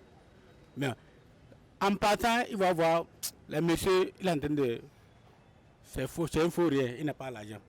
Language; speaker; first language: French; non-native, local second language; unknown